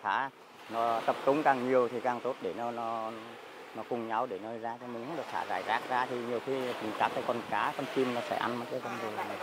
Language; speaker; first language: Vietnamese; native; Vietnamese